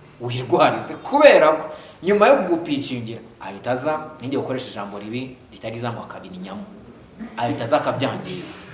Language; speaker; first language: Kinyarwanda; native; Kinyarwanda